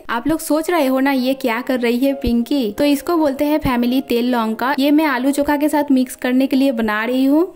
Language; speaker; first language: Hindi; non-native, local second language; Bangla